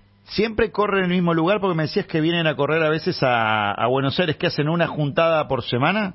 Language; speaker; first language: Spanish; native; Spanish